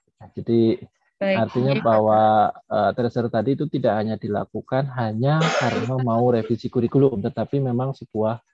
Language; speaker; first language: Indonesian; non-native, local second language; Javanese